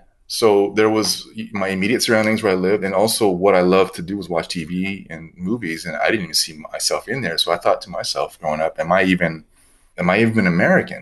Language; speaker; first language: English; native; English